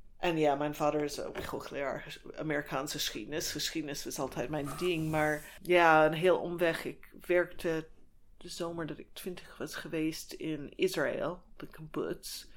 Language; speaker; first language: Dutch; non-native, fluent; English